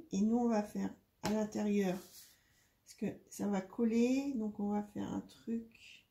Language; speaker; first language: French; native; French